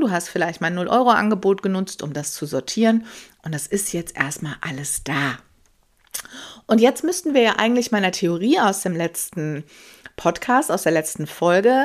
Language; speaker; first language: German; native; German